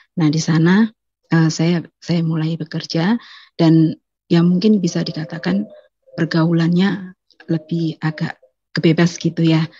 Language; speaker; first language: Indonesian; native; Indonesian